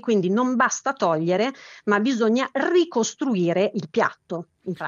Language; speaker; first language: Italian; native; Italian